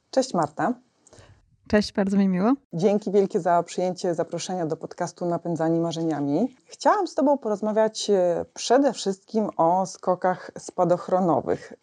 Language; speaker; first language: Polish; native; Polish